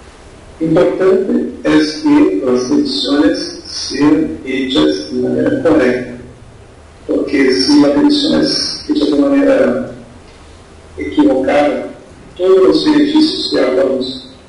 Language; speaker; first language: Spanish; non-native, fluent; Portuguese